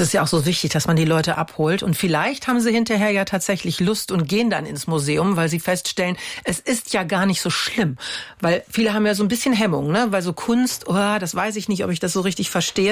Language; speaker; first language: German; native; German